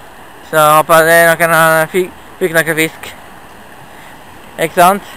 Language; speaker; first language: Swedish; non-native, learner; Norwegian